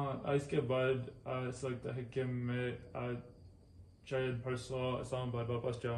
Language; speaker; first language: Hindi; non-native, learner; English